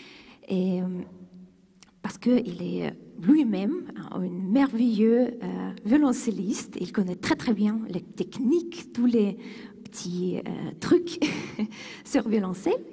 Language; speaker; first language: French; non-native, fluent; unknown